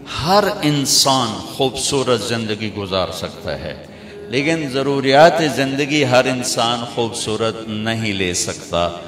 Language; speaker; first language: Urdu; non-native, local second language; Punjabi